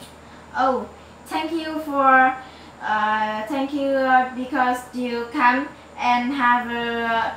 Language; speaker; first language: English; non-native, learner; Vietnamese